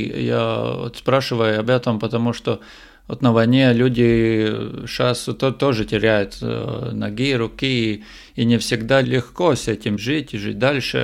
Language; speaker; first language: Russian; non-native, local second language; Latvian